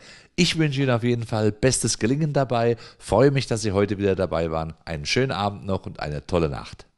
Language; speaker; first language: German; native; German